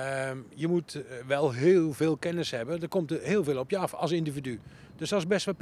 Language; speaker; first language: Dutch; native; Dutch